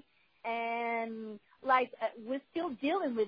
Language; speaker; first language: English; non-native, fluent; Portuguese